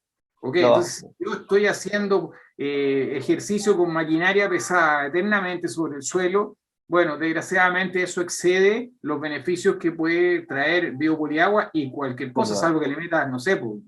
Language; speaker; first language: Spanish; native; Spanish